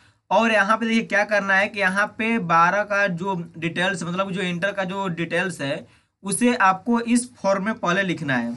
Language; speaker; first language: Hindi; native; Hindi